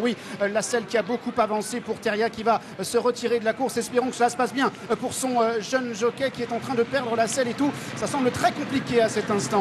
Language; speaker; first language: French; native; French